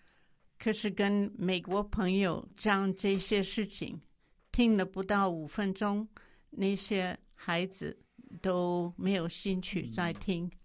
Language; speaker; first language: Chinese; non-native, fluent; English